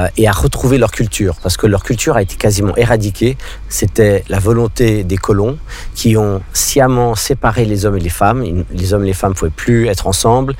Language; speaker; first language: French; non-native, local second language; English